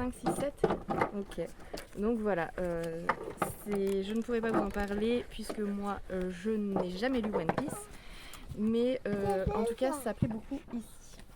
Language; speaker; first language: French; native; French